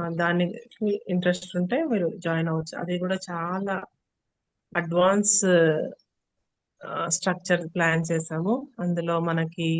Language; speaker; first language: Telugu; native; Telugu